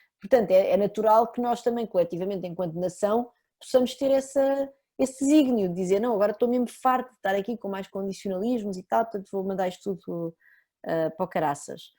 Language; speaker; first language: Portuguese; native; Portuguese